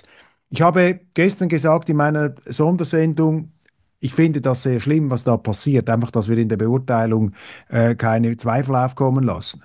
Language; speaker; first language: German; native; German